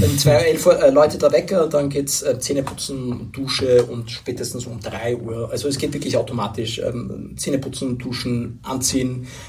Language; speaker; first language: German; native; German